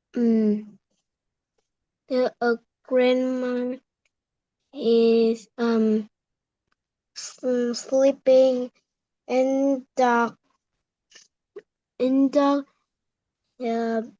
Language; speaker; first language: English; non-native, learner; Vietnamese